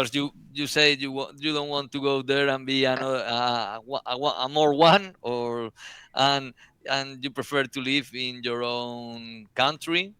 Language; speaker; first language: English; non-native, learner; Spanish